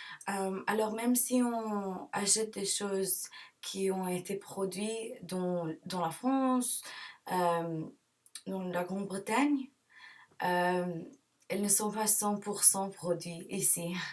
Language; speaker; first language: French; non-native, learner; English